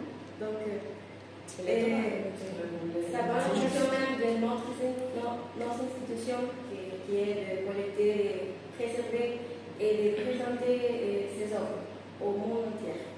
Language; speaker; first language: French; non-native, fluent; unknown